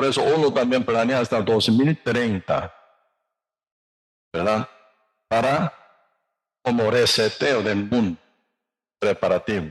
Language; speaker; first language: Spanish; non-native, learner; Korean